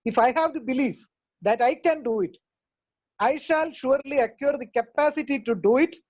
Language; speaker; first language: English; non-native, local second language; Malayalam